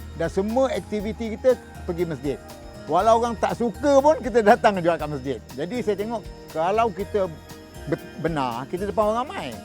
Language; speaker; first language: Malay; native; Malay